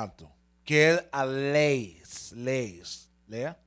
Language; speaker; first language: Portuguese; non-native, learner; Spanish